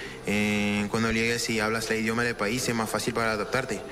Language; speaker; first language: Spanish; non-native, fluent; French